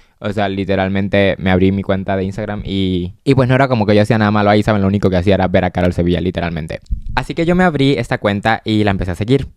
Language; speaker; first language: Spanish; native; Spanish